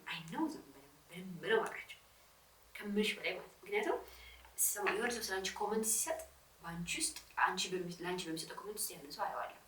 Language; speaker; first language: Amharic; non-native, local second language; Sebat Bet Gurage